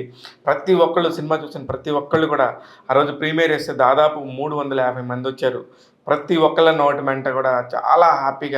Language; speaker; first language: Telugu; native; Telugu